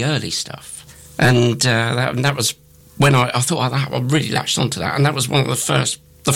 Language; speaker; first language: English; native; English